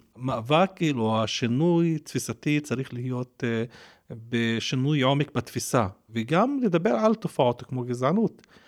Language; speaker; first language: Hebrew; non-native, local second language; Arabic